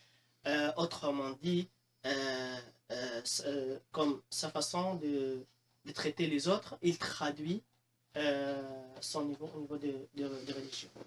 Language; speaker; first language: French; non-native, local second language; Arabic